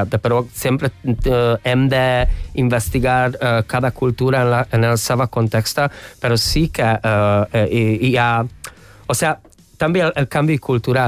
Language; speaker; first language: Catalan; non-native, fluent; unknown